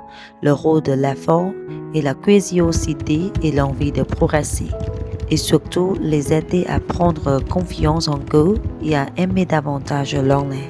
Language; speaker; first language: French; non-native, fluent; Vietnamese